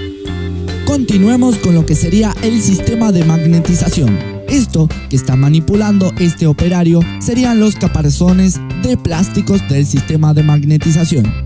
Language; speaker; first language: Spanish; native; Spanish